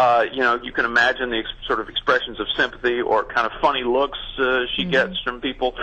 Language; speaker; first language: English; native; English